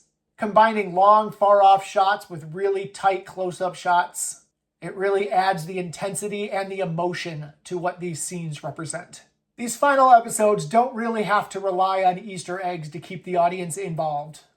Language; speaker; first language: English; native; English